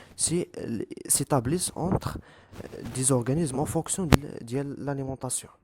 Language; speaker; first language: French; non-native, local second language; Arabic